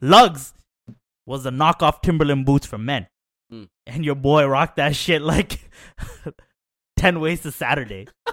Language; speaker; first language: English; early bilingual, other home language; Tamil